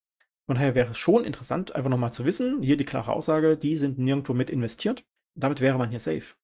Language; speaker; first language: German; native; German